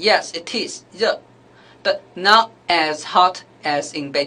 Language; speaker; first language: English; non-native, fluent; Chinese